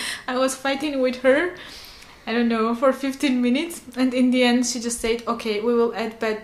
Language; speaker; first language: English; non-native, fluent; Armenian